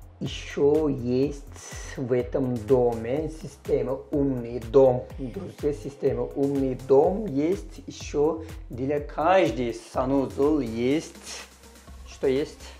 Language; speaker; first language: Russian; non-native, learner; Turkish